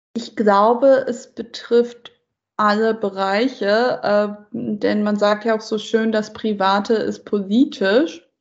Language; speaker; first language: German; early bilingual, other home language; Persian